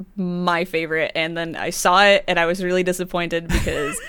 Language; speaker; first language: English; early bilingual, other home language; Spanish